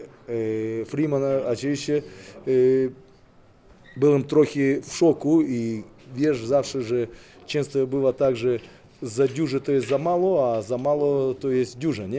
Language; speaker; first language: Polish; non-native, fluent; Russian